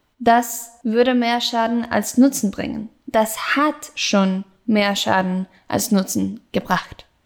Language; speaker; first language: German; non-native, fluent; Spanish